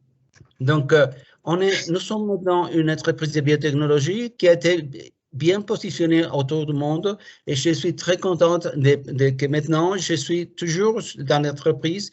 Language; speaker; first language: French; non-native, fluent; Spanish